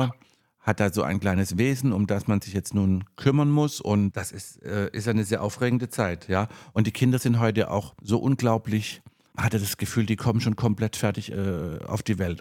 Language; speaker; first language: German; native; German